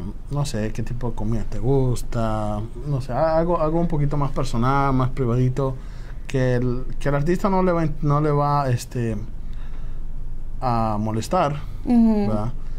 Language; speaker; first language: Spanish; native; Spanish